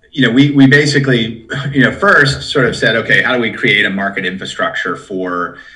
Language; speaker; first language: English; native; English